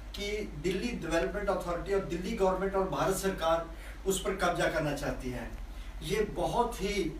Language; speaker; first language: Hindi; non-native, local second language; Punjabi